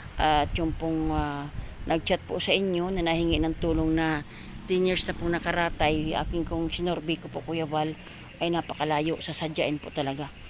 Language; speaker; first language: Filipino; non-native, local second language; Masbatenyo